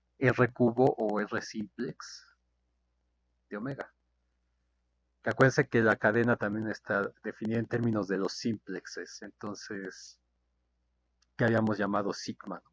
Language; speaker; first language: Spanish; native; Spanish